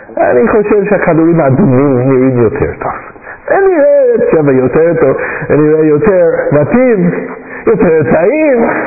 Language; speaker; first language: Hebrew; non-native, fluent; English